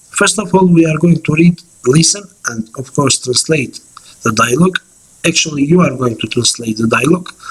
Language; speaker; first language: English; non-native, fluent; Albanian